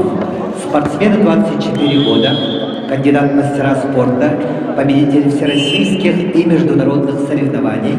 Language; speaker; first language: Russian; native; Russian